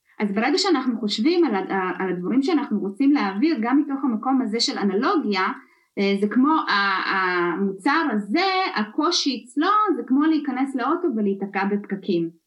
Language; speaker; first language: Hebrew; early bilingual, other home language; Russian